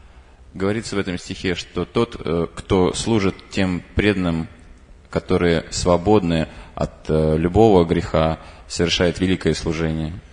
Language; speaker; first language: Russian; native; Russian